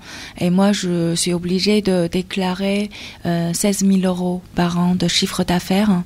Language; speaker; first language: French; non-native, fluent; Chinese